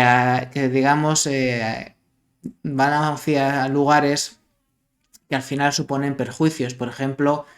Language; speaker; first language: Spanish; native; Spanish